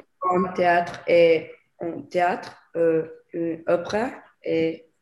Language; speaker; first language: French; non-native, learner; English